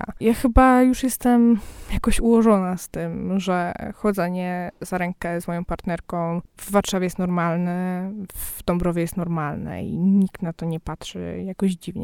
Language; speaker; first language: Polish; native; Polish